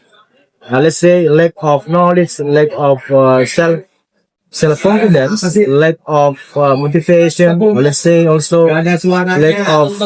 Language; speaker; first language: English; non-native, fluent; Indonesian